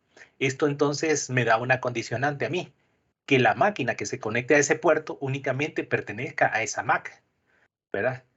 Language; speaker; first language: Spanish; native; Spanish